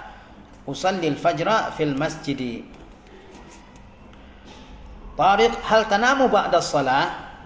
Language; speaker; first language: Arabic; non-native, fluent; Indonesian